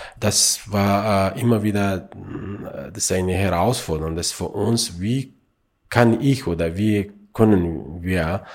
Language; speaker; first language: German; non-native, learner; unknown